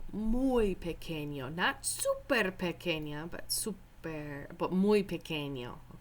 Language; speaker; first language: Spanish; non-native, fluent; English